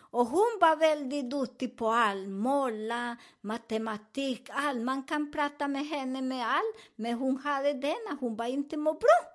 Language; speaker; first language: Swedish; non-native, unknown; Spanish